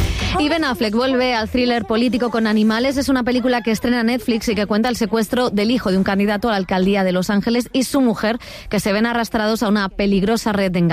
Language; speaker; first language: Spanish; native; Spanish